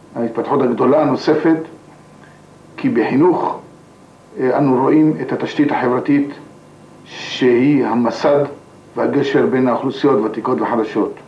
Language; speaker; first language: Hebrew; native; Hebrew